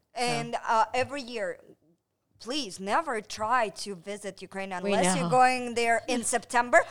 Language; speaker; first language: English; non-native, fluent; Ukrainian